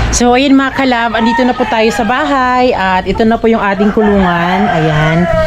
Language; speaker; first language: Filipino; non-native, local second language; Cebuano